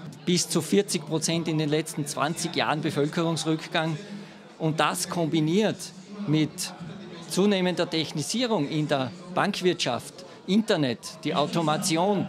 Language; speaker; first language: German; native; German